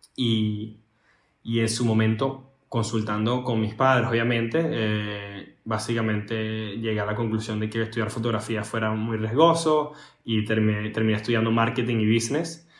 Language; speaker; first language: Spanish; native; Spanish